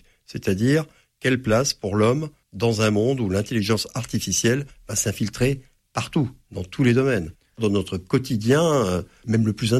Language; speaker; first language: French; native; French